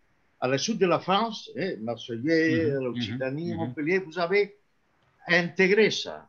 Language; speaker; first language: French; non-native, fluent; Spanish